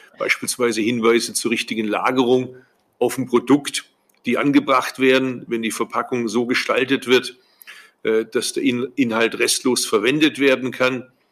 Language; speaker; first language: German; early bilingual, other home language; Turkish